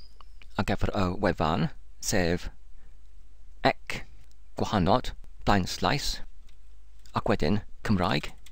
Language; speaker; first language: Welsh; non-native, learner; English